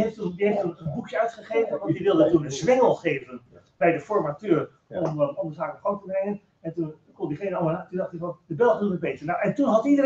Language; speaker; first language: Dutch; native; Dutch